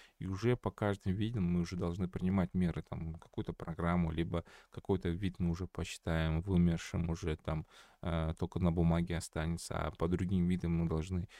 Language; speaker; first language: Russian; non-native, local second language; Kazakh